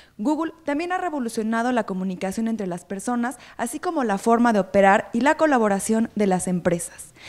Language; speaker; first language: Spanish; native; Spanish